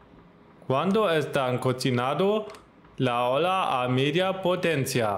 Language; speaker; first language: Spanish; non-native, learner; German